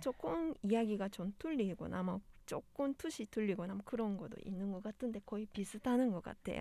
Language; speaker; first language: Korean; non-native, fluent; Japanese